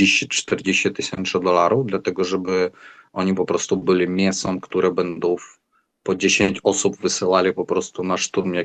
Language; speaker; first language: Polish; non-native, fluent; Ukrainian